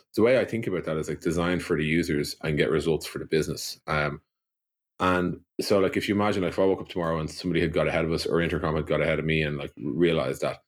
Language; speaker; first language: English; native; English